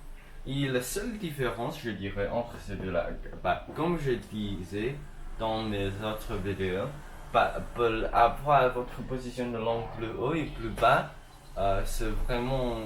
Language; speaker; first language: French; non-native, learner; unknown